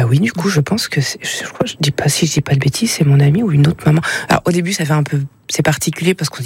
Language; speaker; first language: French; native; French